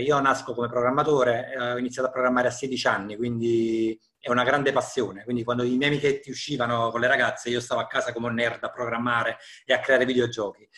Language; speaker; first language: Italian; native; Italian